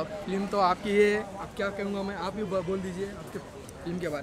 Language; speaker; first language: Hindi; native; Hindi